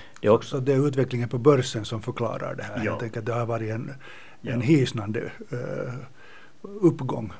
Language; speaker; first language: Swedish; native; Swedish